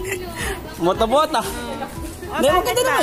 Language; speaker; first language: Filipino; native; Filipino